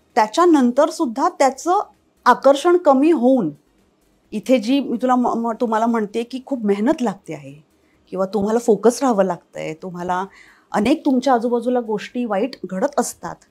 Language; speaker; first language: Marathi; native; Marathi